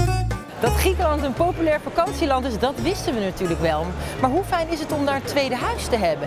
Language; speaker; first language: Dutch; native; Dutch